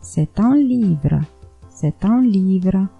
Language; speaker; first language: French; non-native, fluent; Romanian